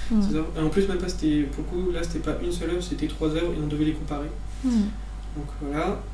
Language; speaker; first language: French; native; French